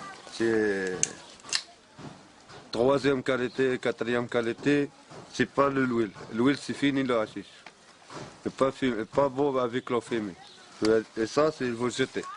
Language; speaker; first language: French; non-native, learner; Arabic